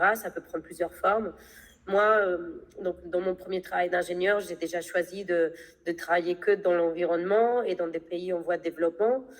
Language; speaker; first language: French; non-native, fluent; Spanish